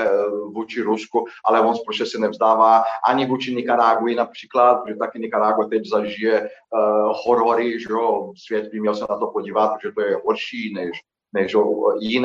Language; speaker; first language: Czech; non-native, fluent; Portuguese